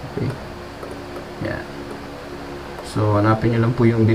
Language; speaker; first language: Filipino; native; Filipino